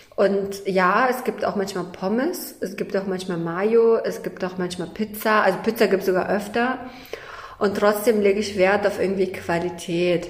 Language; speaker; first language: German; early bilingual, other home language; Russian